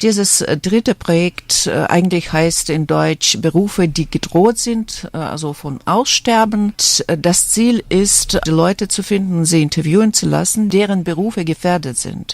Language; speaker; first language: German; non-native, fluent; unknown